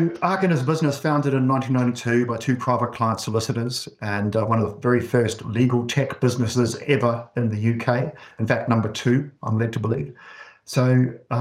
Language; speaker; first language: English; native; English